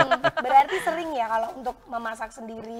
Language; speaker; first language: Indonesian; native; Indonesian